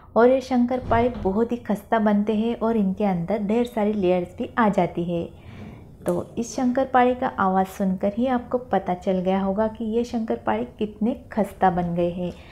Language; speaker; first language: Hindi; non-native, local second language; Marathi